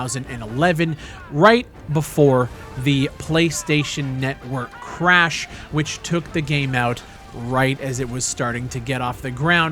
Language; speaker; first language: English; native; English